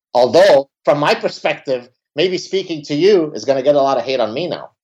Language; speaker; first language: English; early bilingual, other home language; Arabic